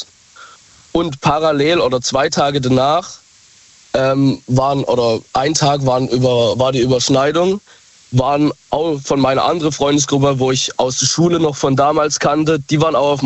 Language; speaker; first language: German; native; German